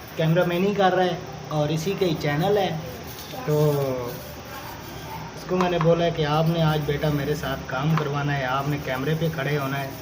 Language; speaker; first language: Urdu; non-native, local second language; Punjabi